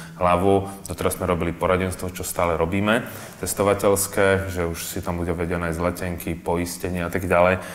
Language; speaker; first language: Slovak; early bilingual, other home language; Czech